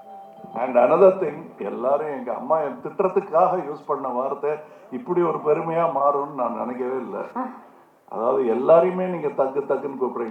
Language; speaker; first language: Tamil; native; Tamil